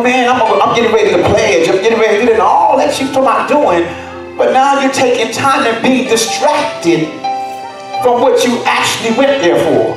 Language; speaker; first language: English; native; English